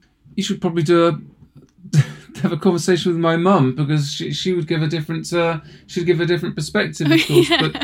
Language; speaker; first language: English; native; English